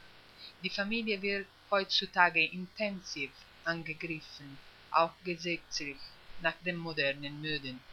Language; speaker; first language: German; non-native, fluent; Italian